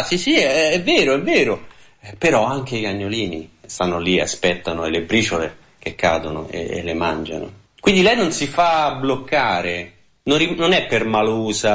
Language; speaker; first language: Italian; native; Italian